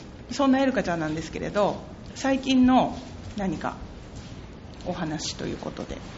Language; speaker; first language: Japanese; native; Japanese